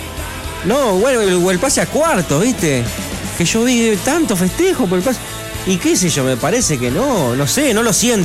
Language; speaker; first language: Spanish; native; Spanish